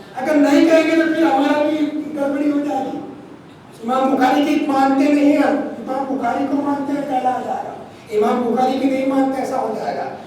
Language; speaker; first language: Urdu; non-native, local second language; Gujarati